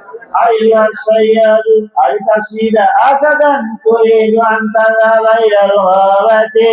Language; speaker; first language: Arabic; non-native, learner; Bangla